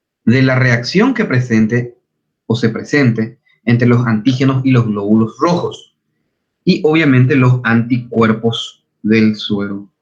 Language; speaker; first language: Spanish; native; Spanish